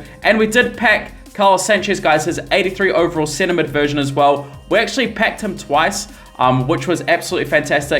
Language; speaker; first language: English; native; English